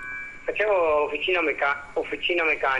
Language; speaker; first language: Italian; non-native, fluent; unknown